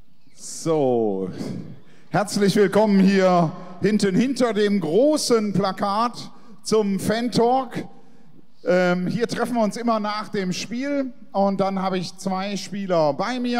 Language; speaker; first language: German; native; German